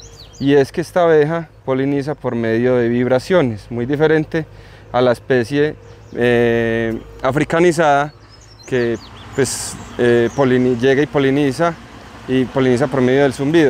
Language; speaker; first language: Spanish; native; Spanish